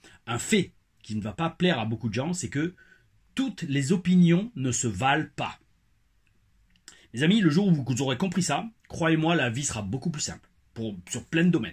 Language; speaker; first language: French; native; French